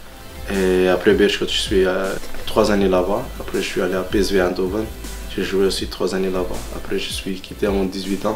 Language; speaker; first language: French; non-native, local second language; Dutch